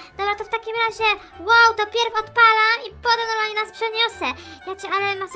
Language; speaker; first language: Polish; native; Polish